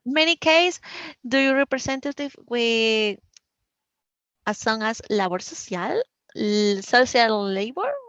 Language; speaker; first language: English; non-native, learner; Spanish